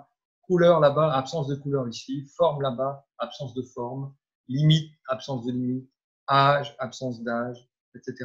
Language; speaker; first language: French; native; French